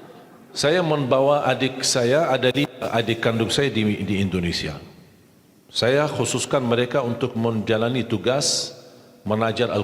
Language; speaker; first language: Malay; non-native, fluent; Arabic